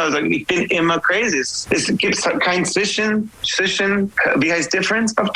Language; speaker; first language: German; non-native, learner; English